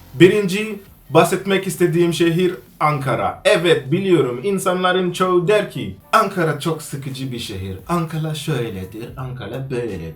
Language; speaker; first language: Turkish; non-native, fluent; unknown